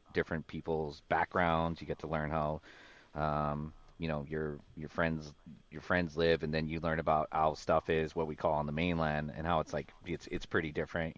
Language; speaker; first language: English; native; English